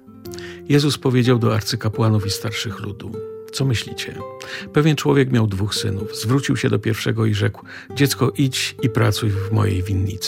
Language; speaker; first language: Polish; native; Polish